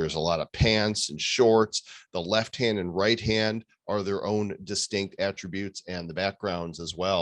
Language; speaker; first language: English; native; English